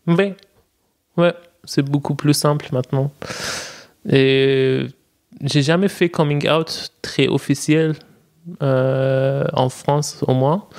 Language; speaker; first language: French; non-native, fluent; Persian